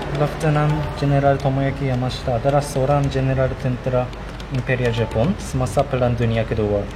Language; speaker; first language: Malay; non-native, fluent; Japanese